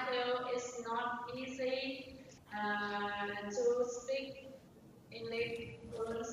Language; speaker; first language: English; non-native, learner; Vietnamese